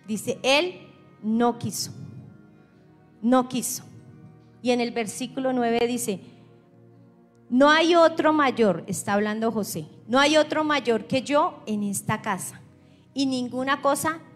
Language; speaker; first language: Spanish; native; Spanish